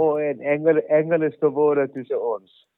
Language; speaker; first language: Dutch; non-native, learner; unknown